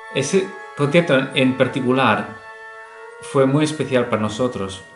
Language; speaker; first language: Spanish; early bilingual, heritage; English